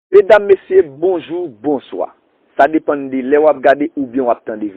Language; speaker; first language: French; non-native, local second language; Haitian Creole